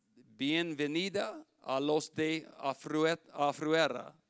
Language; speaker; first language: Spanish; non-native, learner; English